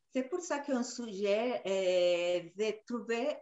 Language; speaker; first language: French; non-native, fluent; Spanish